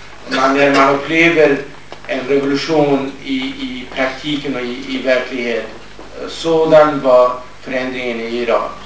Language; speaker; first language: Swedish; non-native, fluent; Kurdish